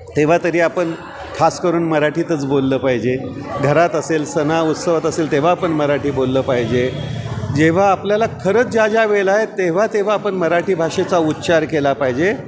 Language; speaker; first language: Marathi; native; Marathi